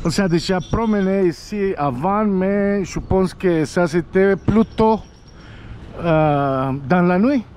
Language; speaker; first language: French; non-native, learner; Spanish